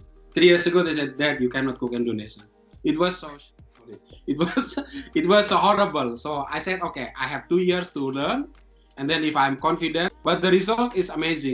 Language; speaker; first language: English; non-native, fluent; Indonesian